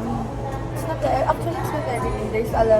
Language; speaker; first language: English; non-native, local second language; Filipino